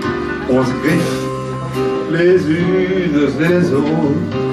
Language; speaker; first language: French; native; French